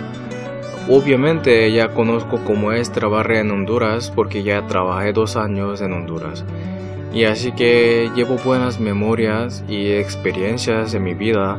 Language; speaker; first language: Spanish; non-native, learner; Korean